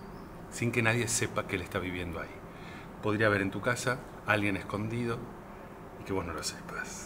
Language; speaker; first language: Spanish; native; Spanish